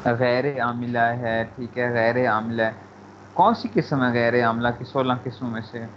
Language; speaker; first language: Urdu; native; Urdu